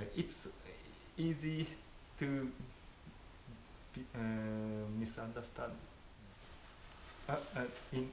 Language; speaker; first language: English; non-native, fluent; Japanese